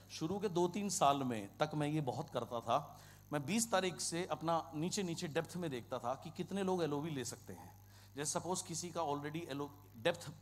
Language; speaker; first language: Hindi; non-native, local second language; Kannada